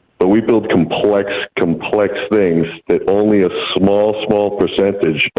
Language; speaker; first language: English; native; English